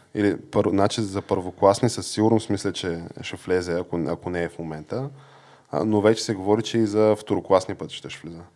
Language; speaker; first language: Bulgarian; native; Bulgarian